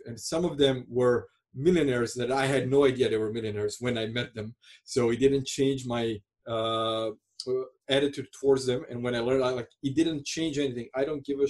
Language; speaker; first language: English; non-native, fluent; Croatian